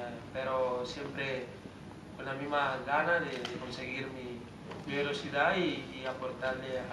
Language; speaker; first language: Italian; non-native, learner; Spanish